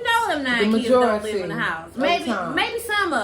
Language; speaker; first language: English; native; English